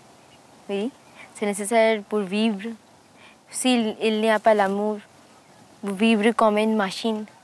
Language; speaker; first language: French; non-native, fluent; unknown